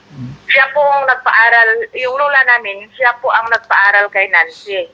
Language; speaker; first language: Filipino; non-native, local second language; Cebuano